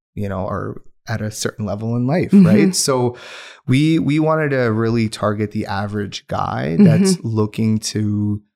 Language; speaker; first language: English; non-native, local second language; Urdu